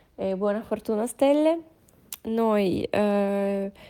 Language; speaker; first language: Italian; non-native, fluent; Russian